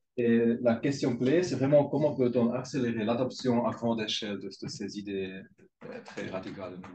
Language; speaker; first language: French; non-native, local second language; German